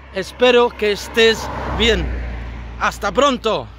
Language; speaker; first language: Spanish; early bilingual, other home language; English